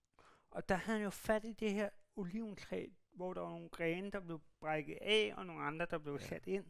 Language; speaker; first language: Danish; native; Danish